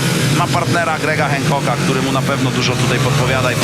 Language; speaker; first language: Polish; native; Polish